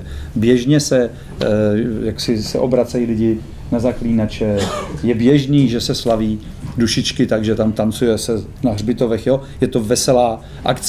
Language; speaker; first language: Czech; native; Czech